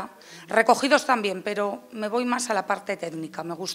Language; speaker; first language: Spanish; native; Spanish